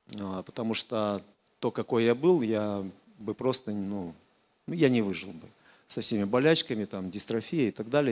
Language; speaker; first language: Russian; native; Russian